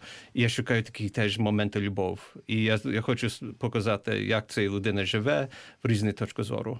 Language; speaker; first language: Ukrainian; early bilingual, heritage; English